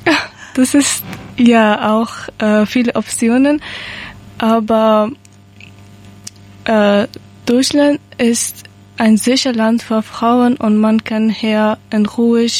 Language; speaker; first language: German; non-native, learner; Persian